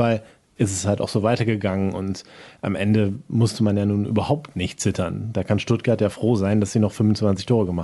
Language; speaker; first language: German; native; German